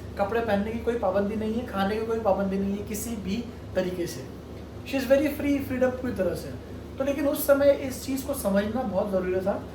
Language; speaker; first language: Hindi; non-native, local second language; Marathi